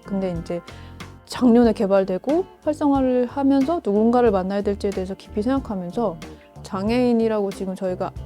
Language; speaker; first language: Korean; native; Korean